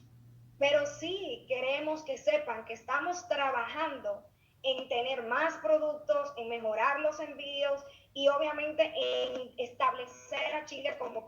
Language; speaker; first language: Spanish; native; Spanish